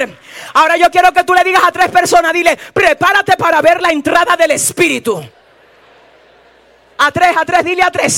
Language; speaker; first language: Spanish; native; Spanish